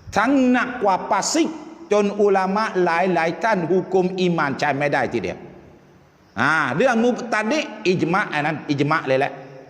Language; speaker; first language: Thai; non-native, local second language; Malay